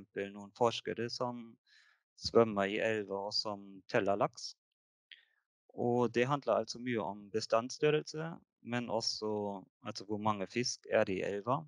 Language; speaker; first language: Norwegian; non-native, fluent; German